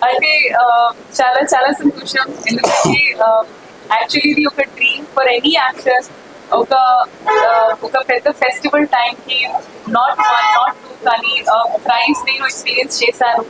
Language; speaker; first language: Telugu; non-native, learner; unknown